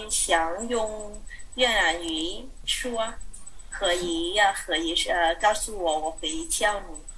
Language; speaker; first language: Chinese; non-native, fluent; Vietnamese